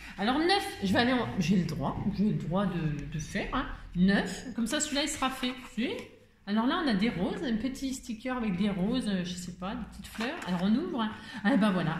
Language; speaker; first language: French; native; French